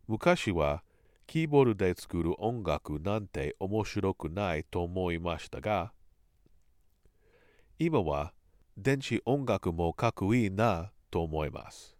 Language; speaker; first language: Japanese; non-native, learner; English